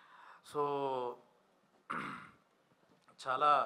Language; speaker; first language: Telugu; native; Telugu